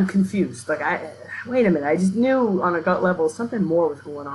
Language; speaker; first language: English; native; English